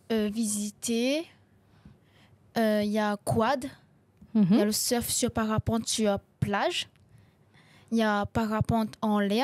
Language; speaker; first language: French; non-native, local second language; Réunion Creole French